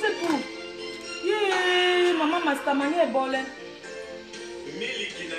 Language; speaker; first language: French; non-native, local second language; Lingala